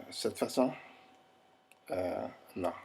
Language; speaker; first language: French; non-native, fluent; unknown